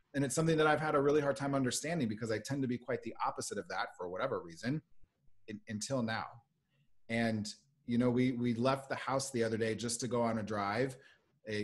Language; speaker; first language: English; native; English